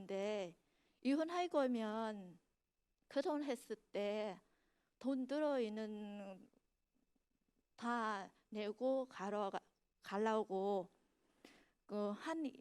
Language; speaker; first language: Korean; non-native, fluent; Vietnamese